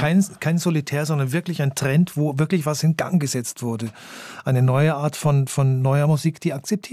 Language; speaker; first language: German; native; German